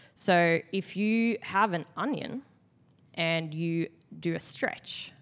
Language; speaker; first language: English; non-native, fluent; Swedish